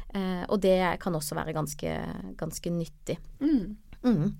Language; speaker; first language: Norwegian; native; Norwegian